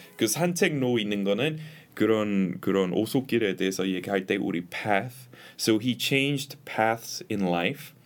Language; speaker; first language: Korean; non-native, fluent; English